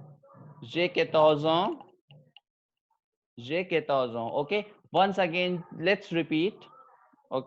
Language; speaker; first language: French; non-native, fluent; Hindi